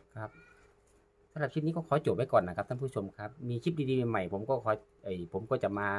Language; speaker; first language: Thai; native; Thai